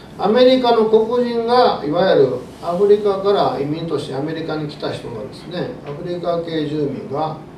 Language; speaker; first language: Japanese; native; Japanese